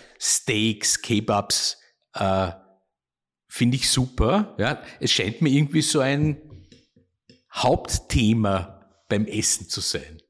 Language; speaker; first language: German; native; German